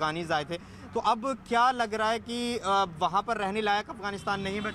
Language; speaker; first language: Hindi; native; Hindi